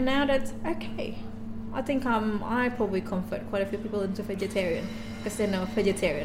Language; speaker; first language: English; non-native, fluent; Indonesian